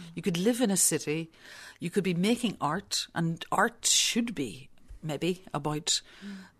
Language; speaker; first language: English; native; English